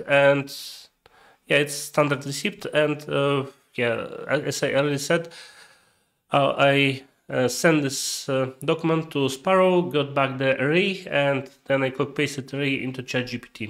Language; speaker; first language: English; non-native, fluent; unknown